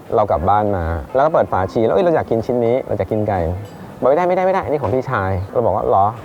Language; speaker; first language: Thai; native; Thai